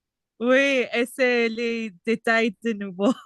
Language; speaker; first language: French; non-native, learner; English